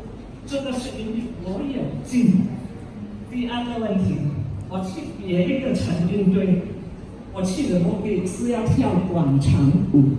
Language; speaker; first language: Chinese; early bilingual, heritage; Chinese